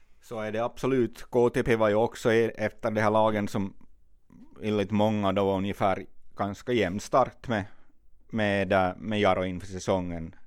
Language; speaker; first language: Swedish; native; Swedish